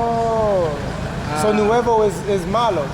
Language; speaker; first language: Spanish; non-native, learner; English